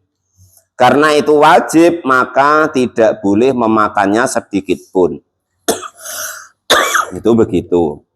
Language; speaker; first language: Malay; non-native, local second language; Javanese